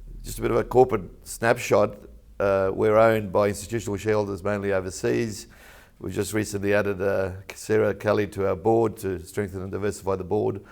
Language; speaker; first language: English; native; English